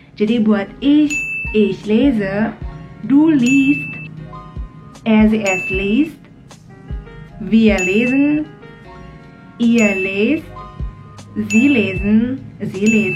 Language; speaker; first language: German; non-native, fluent; Indonesian